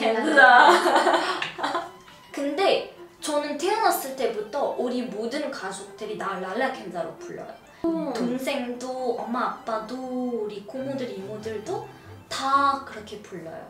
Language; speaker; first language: Korean; non-native, fluent; Arabic